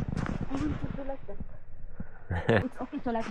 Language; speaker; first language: English; non-native, learner; Filipino